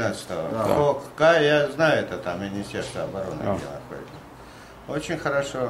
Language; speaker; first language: Russian; non-native, fluent; Georgian